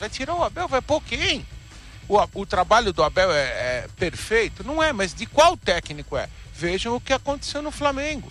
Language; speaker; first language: Portuguese; native; Portuguese